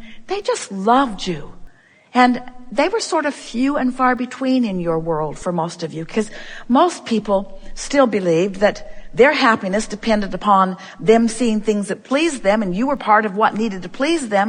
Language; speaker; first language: English; native; English